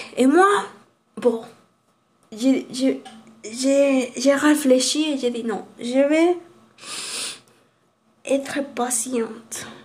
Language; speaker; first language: French; non-native, learner; Spanish